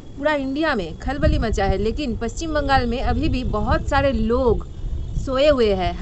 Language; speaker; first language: Hindi; non-native, local second language; Bangla